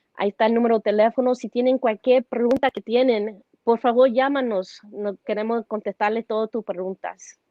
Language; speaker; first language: Spanish; early bilingual, heritage; Spanish